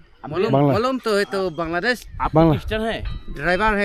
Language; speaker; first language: Hindi; non-native, learner; Bangla